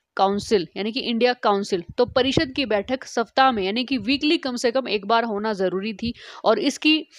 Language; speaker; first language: Hindi; native; Hindi